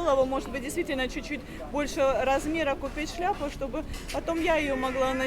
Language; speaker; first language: Russian; native; Russian